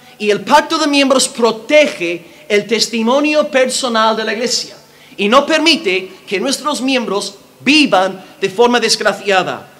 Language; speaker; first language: Spanish; non-native, fluent; English